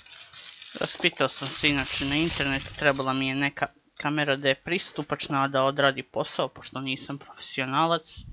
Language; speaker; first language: Croatian; native; Croatian